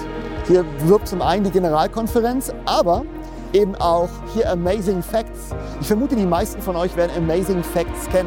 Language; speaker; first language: German; native; German